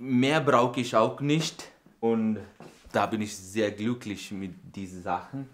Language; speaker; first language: German; non-native, fluent; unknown